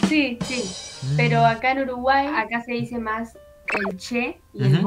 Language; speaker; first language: Spanish; native; Spanish